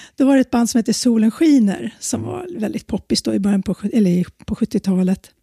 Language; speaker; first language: Swedish; native; Swedish